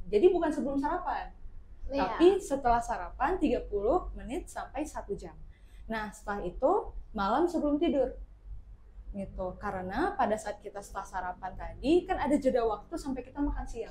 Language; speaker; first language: Indonesian; native; Indonesian